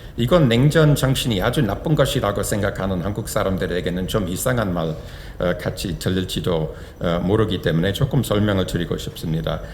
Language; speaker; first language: Korean; non-native, fluent; English